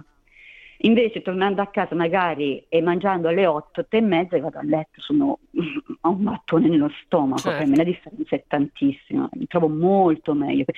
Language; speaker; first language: Italian; native; Italian